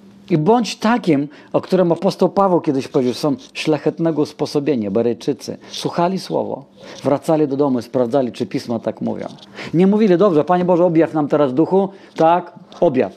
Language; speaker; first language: Polish; non-native, fluent; Russian